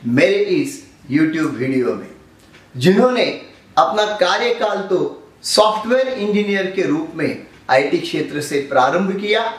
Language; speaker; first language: Hindi; non-native, local second language; Marathi